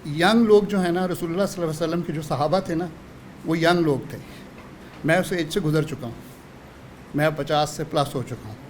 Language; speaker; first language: Urdu; native; Urdu